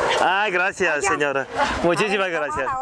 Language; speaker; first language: Spanish; non-native, learner; Korean